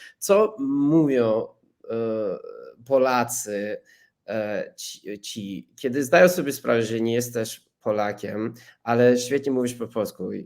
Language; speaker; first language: Polish; non-native, fluent; English